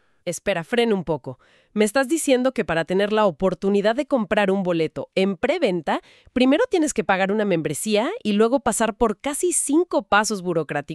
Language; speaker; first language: Spanish; native; Spanish